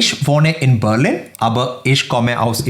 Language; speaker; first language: German; non-native, fluent; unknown